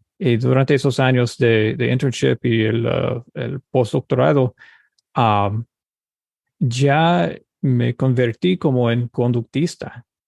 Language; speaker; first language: Spanish; early bilingual, heritage; Spanish